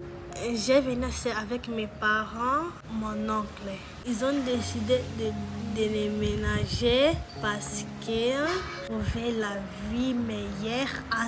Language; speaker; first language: French; non-native, learner; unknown